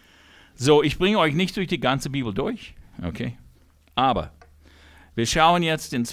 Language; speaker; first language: German; non-native, fluent; English